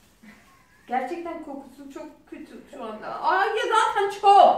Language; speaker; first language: Turkish; non-native, learner; Azerbaijani